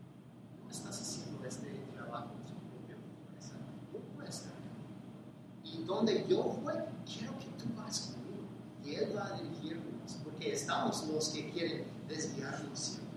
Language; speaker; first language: Spanish; non-native, fluent; English